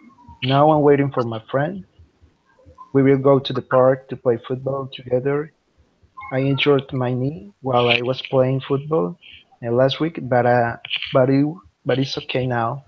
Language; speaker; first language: English; non-native, learner; Spanish